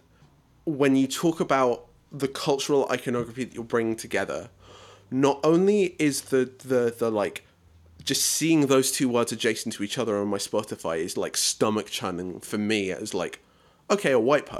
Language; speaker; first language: English; native; English